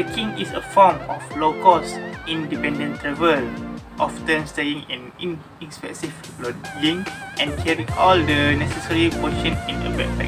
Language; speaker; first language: English; non-native, learner; Malay